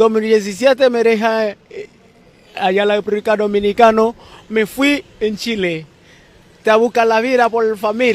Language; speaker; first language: Spanish; non-native, learner; Haitian Creole